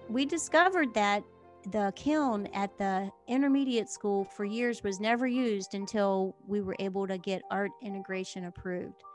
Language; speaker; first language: English; native; English